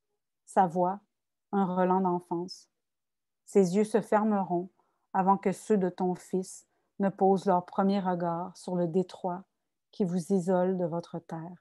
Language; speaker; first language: French; native; French